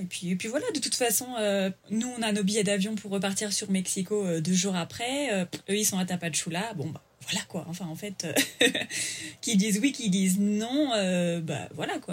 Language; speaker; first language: French; native; French